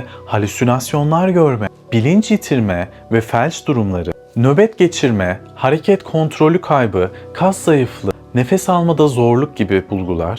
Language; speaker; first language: Turkish; native; Turkish